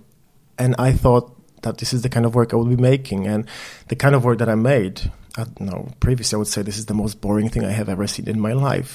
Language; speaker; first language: English; non-native, fluent; Polish